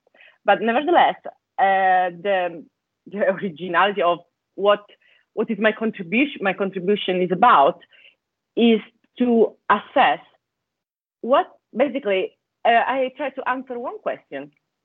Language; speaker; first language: English; non-native, fluent; Italian